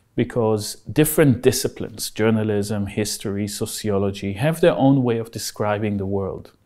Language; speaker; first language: English; non-native, fluent; Hebrew